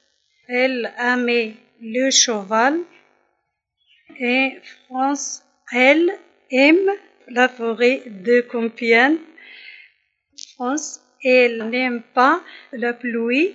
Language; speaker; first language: French; non-native, learner; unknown